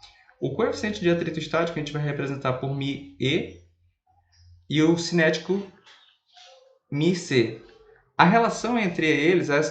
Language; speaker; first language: Portuguese; native; Portuguese